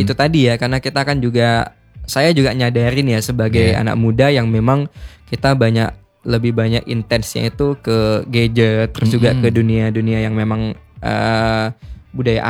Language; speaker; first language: Indonesian; native; Indonesian